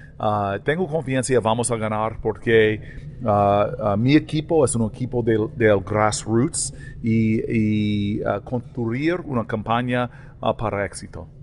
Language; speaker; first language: Spanish; non-native, learner; English